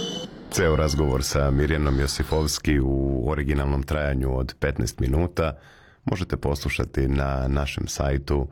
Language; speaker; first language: Serbian; native; Serbian